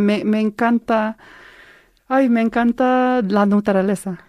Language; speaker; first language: Spanish; early bilingual, heritage; Spanish